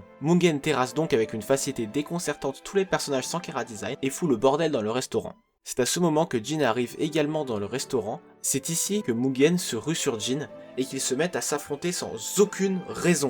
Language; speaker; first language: French; native; French